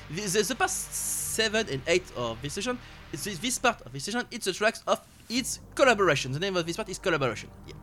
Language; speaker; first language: English; non-native, learner; French